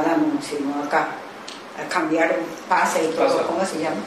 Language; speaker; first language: Spanish; non-native, learner; Japanese